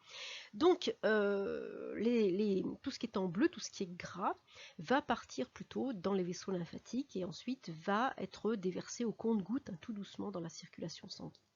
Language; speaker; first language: French; native; French